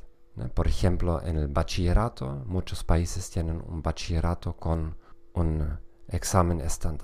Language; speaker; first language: Spanish; non-native, fluent; German